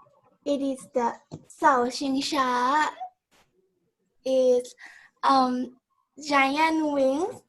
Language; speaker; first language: English; non-native, learner; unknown